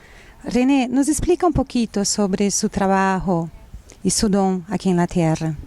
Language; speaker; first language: Spanish; non-native, fluent; Portuguese